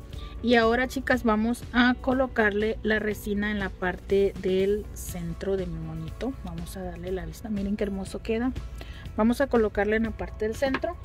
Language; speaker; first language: Spanish; native; Spanish